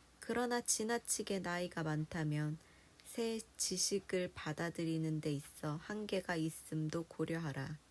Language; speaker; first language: Korean; native; Korean